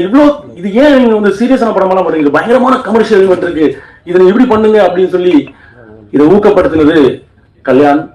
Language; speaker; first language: Tamil; native; Tamil